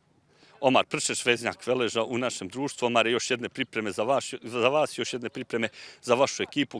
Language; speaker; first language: Bosnian; native; Bosnian